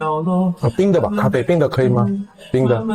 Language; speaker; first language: Chinese; non-native, fluent; Korean